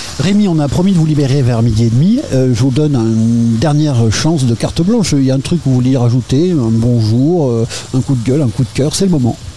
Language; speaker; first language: French; native; French